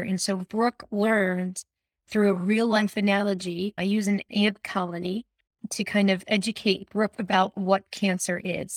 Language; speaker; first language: English; native; English